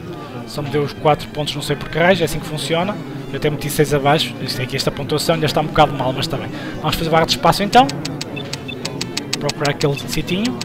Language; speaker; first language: Portuguese; native; Portuguese